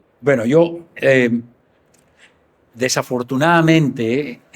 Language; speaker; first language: Spanish; early bilingual, heritage; Spanish